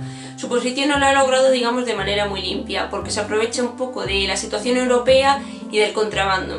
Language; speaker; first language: Spanish; native; Spanish